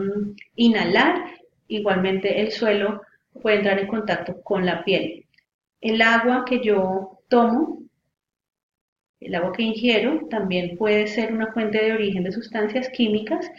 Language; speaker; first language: Spanish; native; Spanish